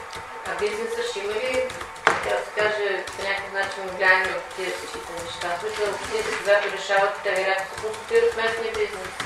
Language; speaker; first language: Bulgarian; native; Bulgarian